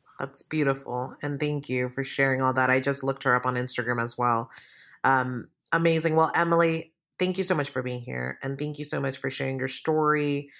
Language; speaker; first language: English; native; English